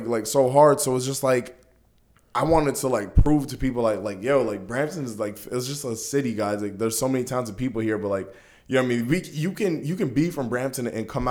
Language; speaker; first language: English; native; English